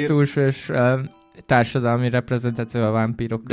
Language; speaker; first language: Hungarian; native; Hungarian